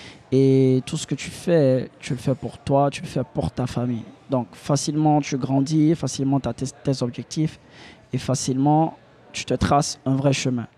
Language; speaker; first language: French; native; French